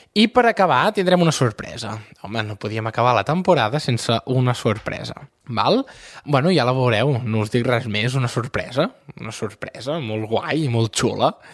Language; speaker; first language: Catalan; native; Catalan